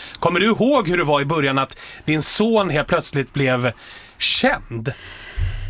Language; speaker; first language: Swedish; native; Swedish